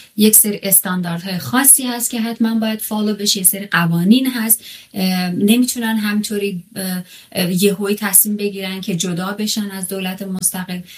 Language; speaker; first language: Persian; non-native, local second language; Kurdish